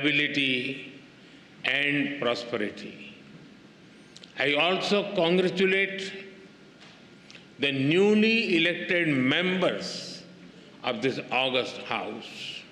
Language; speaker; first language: English; non-native, local second language; Hindi